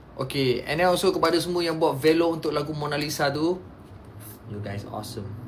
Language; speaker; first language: Malay; non-native, local second language; Chinese